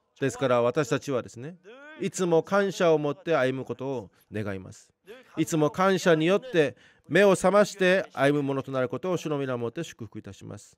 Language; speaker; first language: Japanese; non-native, fluent; Korean